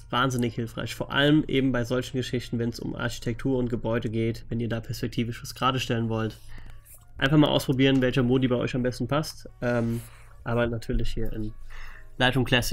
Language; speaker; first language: German; native; German